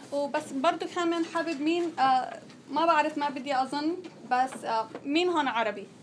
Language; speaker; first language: Arabic; early bilingual, heritage; Arabic